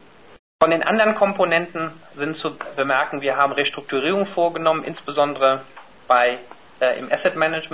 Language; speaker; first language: German; native; German